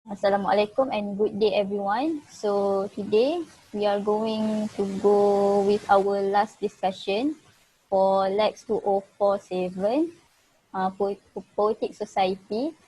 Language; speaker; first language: English; non-native, fluent; Malay